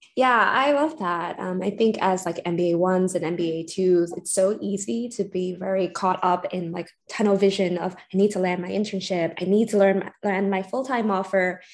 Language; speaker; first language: English; non-native, fluent; Ukrainian